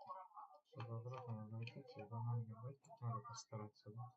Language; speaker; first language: Russian; native; Russian